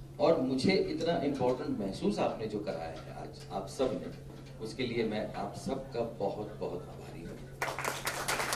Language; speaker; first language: Hindi; non-native, local second language; Marathi